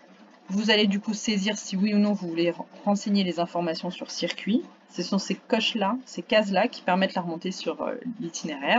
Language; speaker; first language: French; native; French